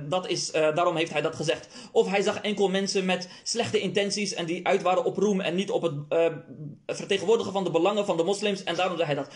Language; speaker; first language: Dutch; early bilingual, other home language; Arabic